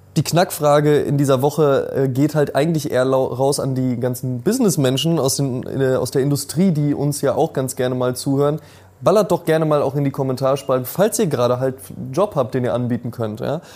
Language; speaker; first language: German; native; German